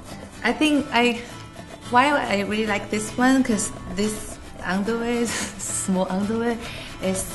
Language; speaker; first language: English; non-native, fluent; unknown